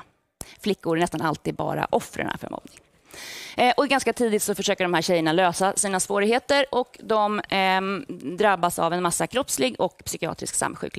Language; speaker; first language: Swedish; native; Swedish